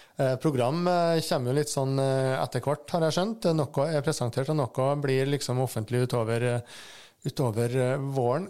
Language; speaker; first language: Norwegian; native; Norwegian